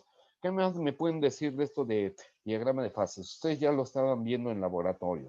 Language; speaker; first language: Spanish; native; Spanish